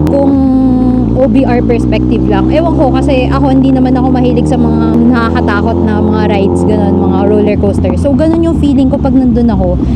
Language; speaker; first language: Filipino; native; Filipino